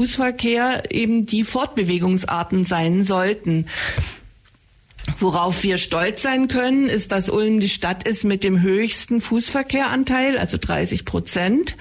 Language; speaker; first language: German; native; German